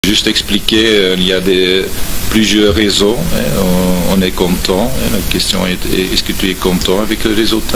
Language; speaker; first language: French; non-native, local second language; Dutch